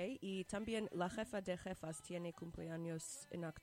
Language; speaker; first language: Spanish; non-native, learner; English